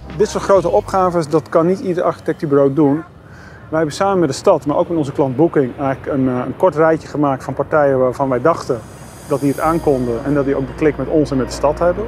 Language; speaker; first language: Dutch; native; Dutch